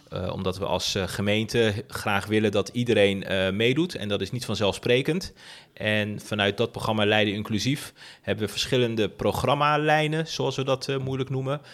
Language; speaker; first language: Dutch; early bilingual, other home language; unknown